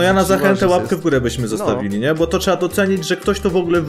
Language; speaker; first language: Polish; native; Polish